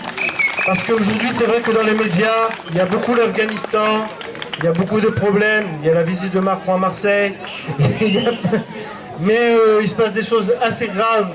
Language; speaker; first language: French; native; French